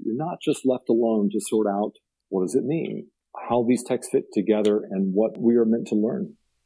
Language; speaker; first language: English; native; English